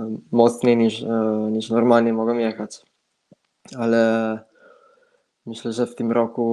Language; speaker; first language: Polish; non-native, fluent; Italian